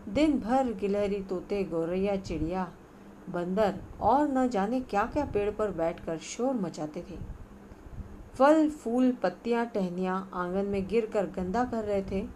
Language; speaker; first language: Hindi; non-native, local second language; Marathi